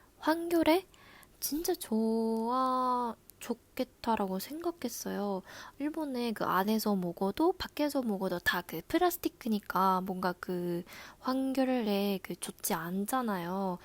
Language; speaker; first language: Korean; non-native, learner; Japanese